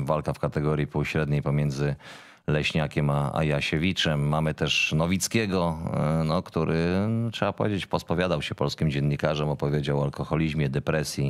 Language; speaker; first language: Polish; native; Polish